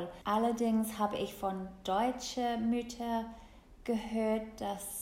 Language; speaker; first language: German; non-native, fluent; English